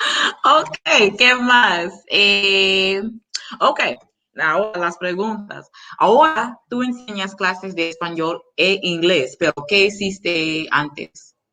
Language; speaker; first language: Spanish; non-native, learner; English